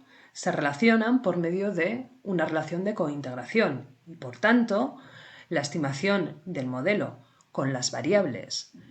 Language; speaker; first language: Spanish; native; Spanish